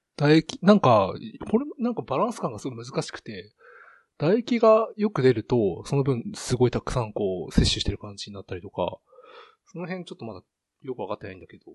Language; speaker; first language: Japanese; native; Japanese